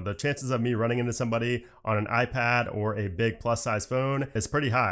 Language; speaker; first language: English; native; English